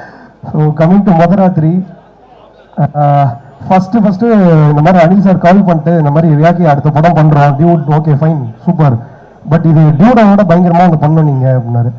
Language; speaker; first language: Tamil; native; Tamil